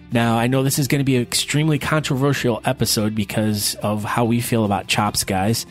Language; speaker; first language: English; native; English